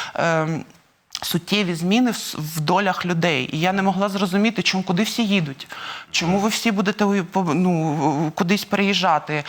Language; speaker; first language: Ukrainian; non-native, local second language; Russian